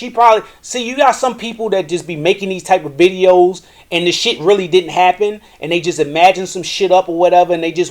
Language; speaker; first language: English; native; English